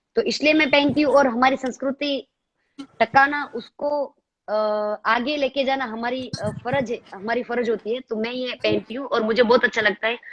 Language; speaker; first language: Hindi; non-native, local second language; Gujarati